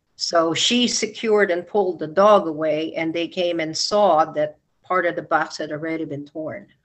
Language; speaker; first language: English; non-native, local second language; Filipino